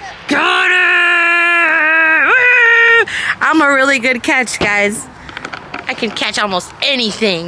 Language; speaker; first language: English; native; English